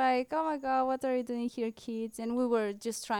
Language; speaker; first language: English; non-native, fluent; Romanian